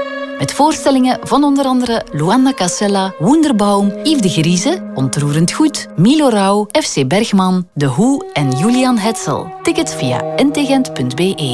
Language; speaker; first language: Dutch; native; Dutch